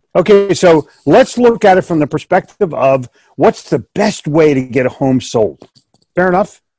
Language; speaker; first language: English; native; English